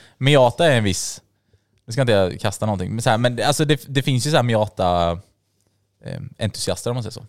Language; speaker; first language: Swedish; native; Swedish